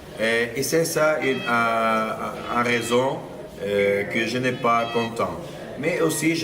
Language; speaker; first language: French; non-native, fluent; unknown